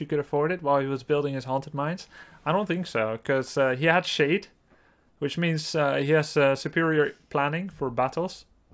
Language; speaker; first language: English; non-native, fluent; Dutch